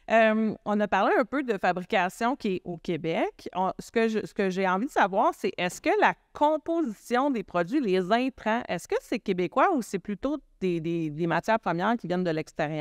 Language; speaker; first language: French; native; French